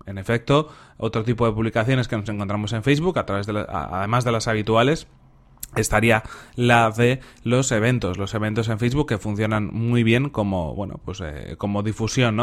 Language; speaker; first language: Spanish; native; Spanish